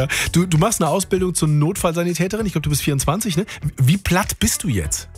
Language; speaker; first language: German; native; German